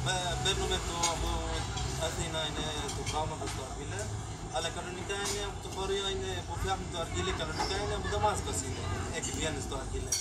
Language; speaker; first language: Greek; non-native, learner; Arabic